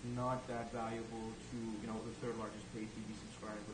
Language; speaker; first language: English; non-native, fluent; Spanish